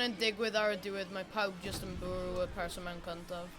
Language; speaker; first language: Welsh; non-native, local second language; English